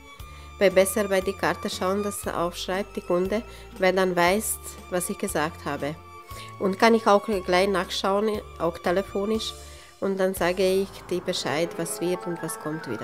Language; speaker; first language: German; non-native, local second language; Serbian